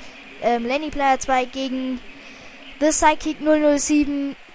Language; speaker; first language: German; native; German